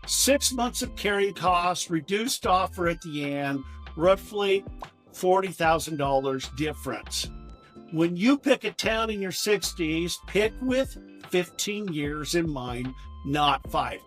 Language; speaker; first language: English; native; English